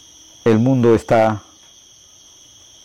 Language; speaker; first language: Spanish; non-native, local second language; Shipibo-Conibo